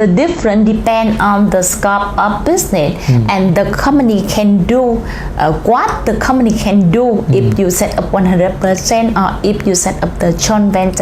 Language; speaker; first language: English; non-native, learner; Vietnamese